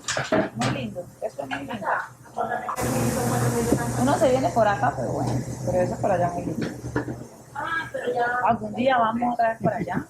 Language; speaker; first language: Spanish; native; Spanish